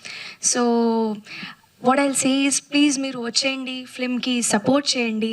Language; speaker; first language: Telugu; non-native, learner; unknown